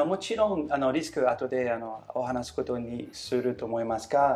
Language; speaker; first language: Japanese; non-native, fluent; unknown